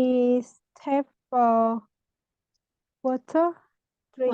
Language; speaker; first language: English; non-native, learner; Vietnamese